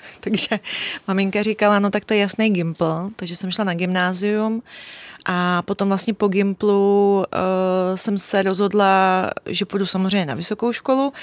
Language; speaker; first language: Czech; early bilingual, other home language; Russian